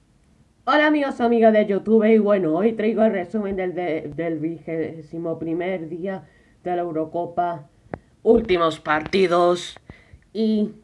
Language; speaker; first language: Spanish; native; Spanish